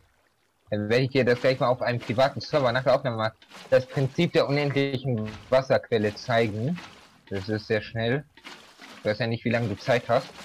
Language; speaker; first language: German; native; German